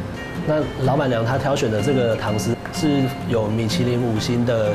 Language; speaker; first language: Chinese; native; Chinese